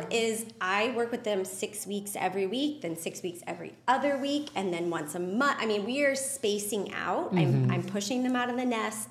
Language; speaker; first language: English; native; English